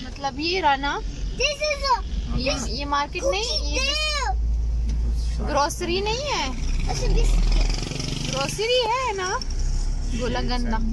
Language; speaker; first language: Hindi; non-native, learner; Arabic